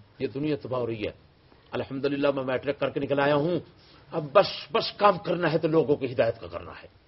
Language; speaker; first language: Urdu; non-native, local second language; Punjabi